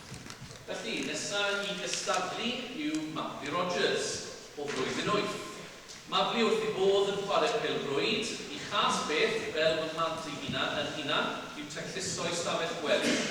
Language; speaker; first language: Welsh; native; Welsh